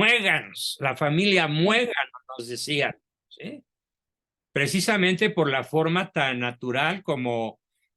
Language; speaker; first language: Spanish; native; Spanish